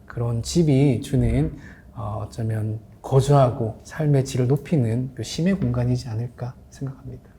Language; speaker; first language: Korean; native; Korean